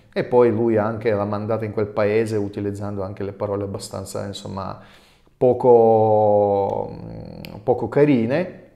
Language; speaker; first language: Italian; non-native, fluent; Russian